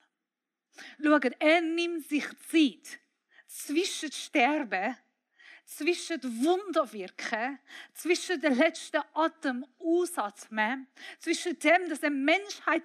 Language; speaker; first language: German; non-native, fluent; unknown